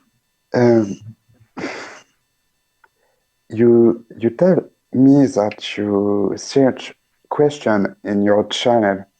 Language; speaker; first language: English; non-native, learner; French